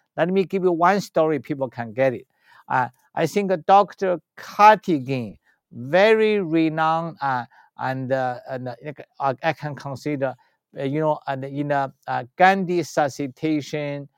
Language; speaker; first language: English; non-native, learner; Chinese